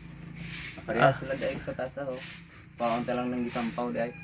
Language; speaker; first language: Filipino; non-native, local second language; Cebuano